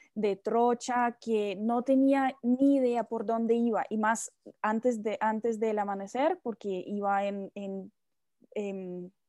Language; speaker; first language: Spanish; non-native, fluent; Russian